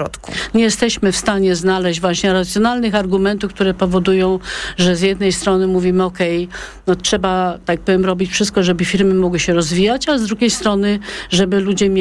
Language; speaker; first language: Polish; native; Polish